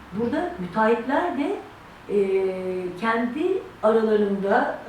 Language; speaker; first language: Turkish; native; Turkish